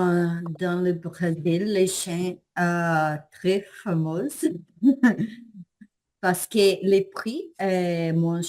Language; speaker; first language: French; non-native, learner; Portuguese